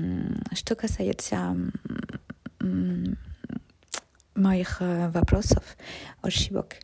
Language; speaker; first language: Russian; non-native, learner; French